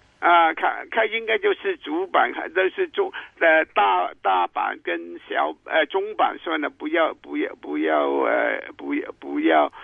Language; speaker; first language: Chinese; non-native, local second language; Cantonese